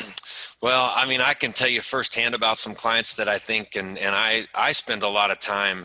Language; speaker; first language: English; native; English